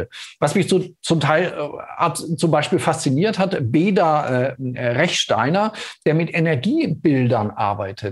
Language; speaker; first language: German; native; German